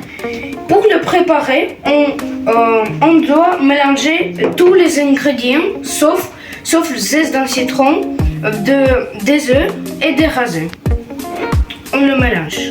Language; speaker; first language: French; non-native, learner; Ukrainian